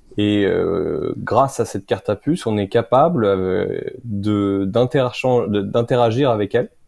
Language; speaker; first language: French; native; French